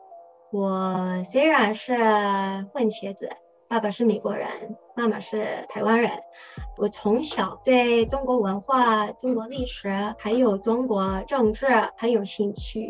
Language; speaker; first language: Chinese; early bilingual, heritage; English